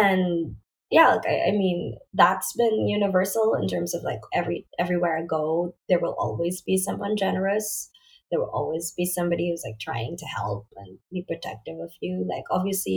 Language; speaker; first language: English; non-native, local second language; Filipino